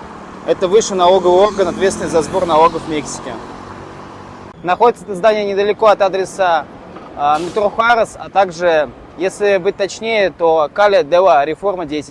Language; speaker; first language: Russian; native; Russian